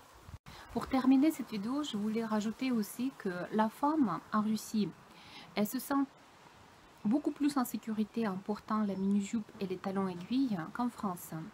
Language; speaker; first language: French; non-native, fluent; Russian